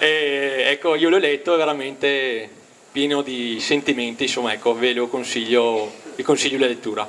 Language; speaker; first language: Italian; native; Italian